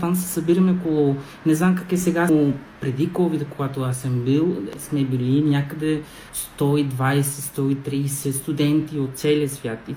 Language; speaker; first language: Bulgarian; non-native, fluent; Spanish